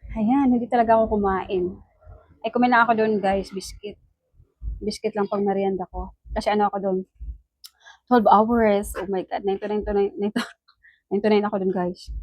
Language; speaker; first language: Filipino; non-native, local second language; Cebuano